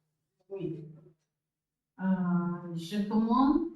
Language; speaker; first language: French; non-native, learner; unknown